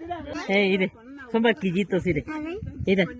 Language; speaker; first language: Spanish; native; Spanish